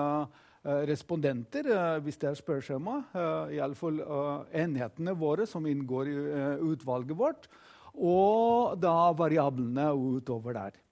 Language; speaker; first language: Norwegian; non-native, fluent; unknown